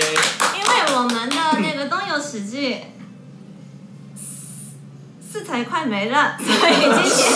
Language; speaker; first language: Chinese; non-native, fluent; Japanese